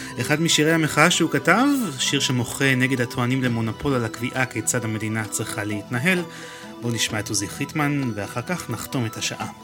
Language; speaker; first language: Hebrew; native; Hebrew